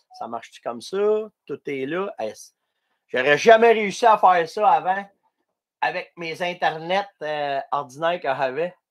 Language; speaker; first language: French; native; French